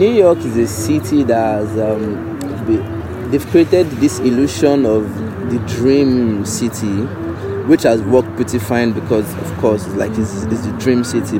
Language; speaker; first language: English; non-native, local second language; Yoruba